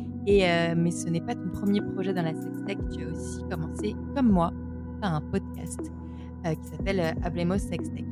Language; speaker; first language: French; native; French